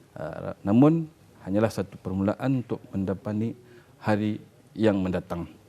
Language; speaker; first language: Malay; native; Malay